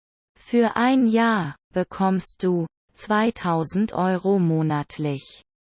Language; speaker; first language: German; non-native, learner; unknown